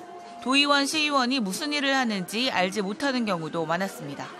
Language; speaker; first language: Korean; native; Korean